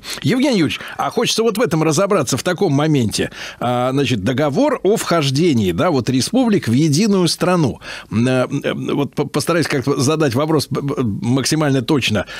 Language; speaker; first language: Russian; native; Russian